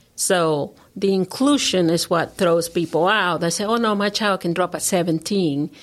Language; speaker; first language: English; non-native, fluent; Spanish